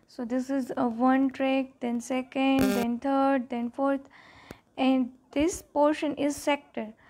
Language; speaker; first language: English; non-native, local second language; Gujarati